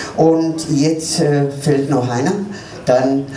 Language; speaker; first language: German; non-native, learner; Spanish